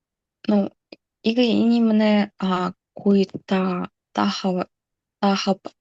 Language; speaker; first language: Estonian; non-native, local second language; Russian